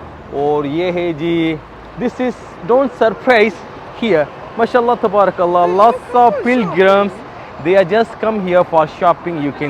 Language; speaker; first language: Hindi; non-native, local second language; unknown